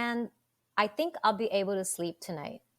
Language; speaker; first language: English; native; English